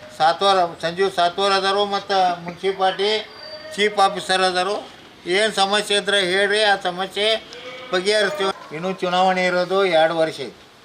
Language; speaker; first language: Kannada; native; Kannada